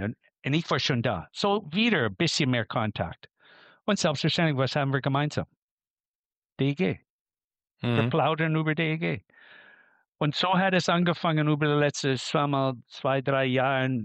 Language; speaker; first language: German; non-native, fluent; English